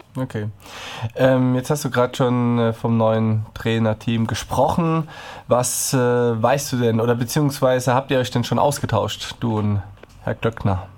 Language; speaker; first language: German; native; German